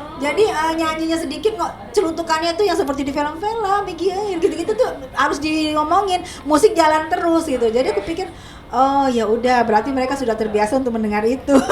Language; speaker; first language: Indonesian; native; Indonesian